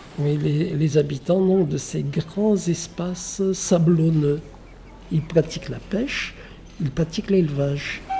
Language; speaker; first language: French; non-native, local second language; Malagasy